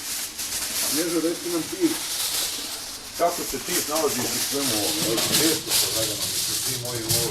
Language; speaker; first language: Bosnian; native; Bosnian